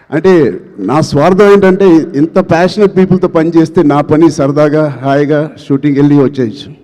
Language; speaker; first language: Telugu; native; Telugu